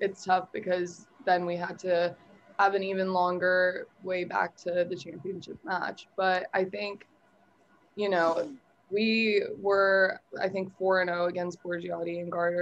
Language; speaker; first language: English; native; English